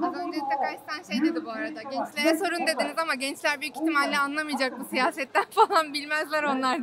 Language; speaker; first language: Turkish; native; Turkish